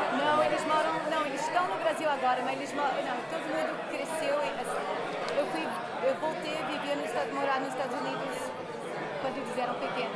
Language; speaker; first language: Portuguese; non-native, fluent; English